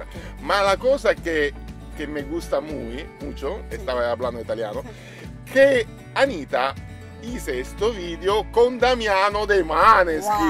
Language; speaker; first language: Spanish; non-native, learner; Italian